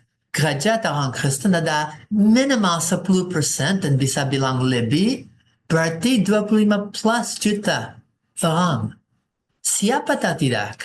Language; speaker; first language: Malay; non-native, fluent; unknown